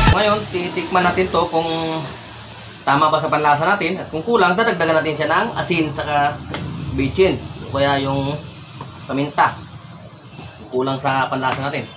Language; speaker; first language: Filipino; non-native, local second language; Cebuano